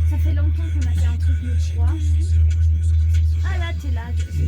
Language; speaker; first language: French; native; French